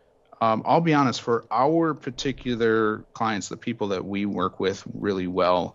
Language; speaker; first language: English; native; English